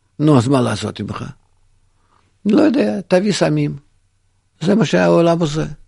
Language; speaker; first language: Hebrew; non-native, fluent; Russian